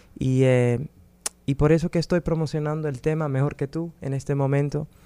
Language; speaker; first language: Spanish; early bilingual, heritage; Spanish